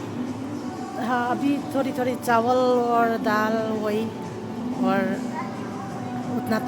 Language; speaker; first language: Hindi; non-native, local second language; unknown